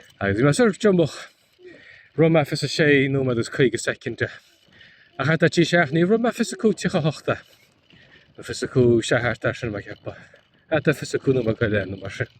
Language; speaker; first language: Irish; native; Irish